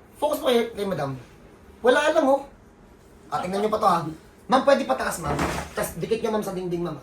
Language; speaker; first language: Filipino; native; Filipino